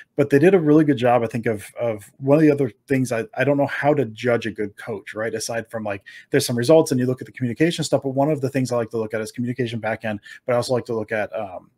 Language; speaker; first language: English; native; English